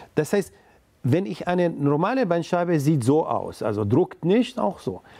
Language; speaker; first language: German; non-native, fluent; Arabic